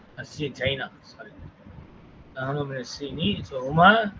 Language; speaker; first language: Arabic; non-native, fluent; Tamil